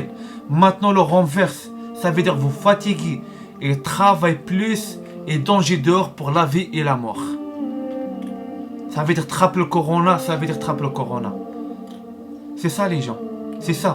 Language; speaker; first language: French; non-native, learner; Arabic